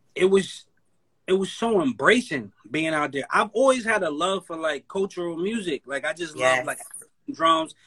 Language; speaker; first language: English; native; English